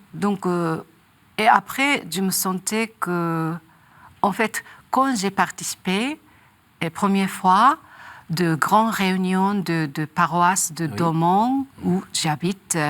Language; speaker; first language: French; non-native, learner; Japanese